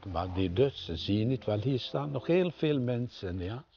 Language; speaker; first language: Dutch; non-native, fluent; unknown